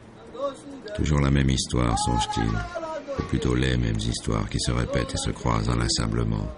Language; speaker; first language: French; native; French